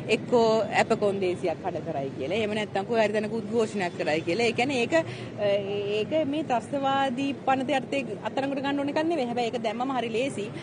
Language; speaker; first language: Sinhala; native; Sinhala